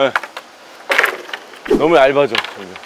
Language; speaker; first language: Korean; native; Korean